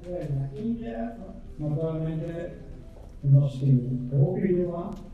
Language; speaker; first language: Spanish; non-native, learner; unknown